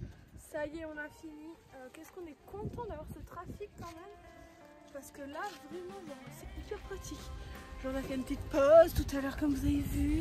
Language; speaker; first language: French; native; French